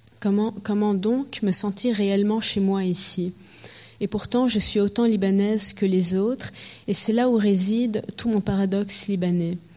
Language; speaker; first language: French; early bilingual, heritage; French